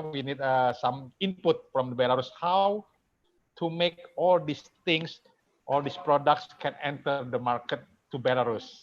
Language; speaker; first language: English; non-native, fluent; Indonesian